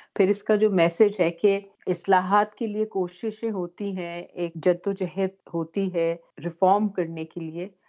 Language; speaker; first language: Urdu; native; Urdu